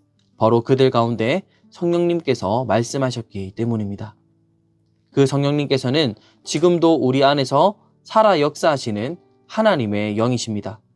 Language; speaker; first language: Korean; native; Korean